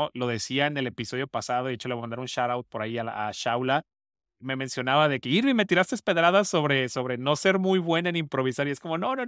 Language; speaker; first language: Spanish; native; Spanish